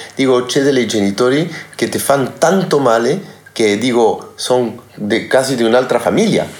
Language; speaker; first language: Italian; non-native, learner; Spanish